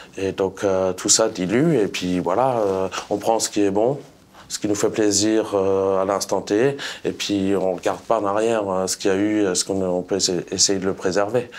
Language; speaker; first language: French; non-native, local second language; Swiss German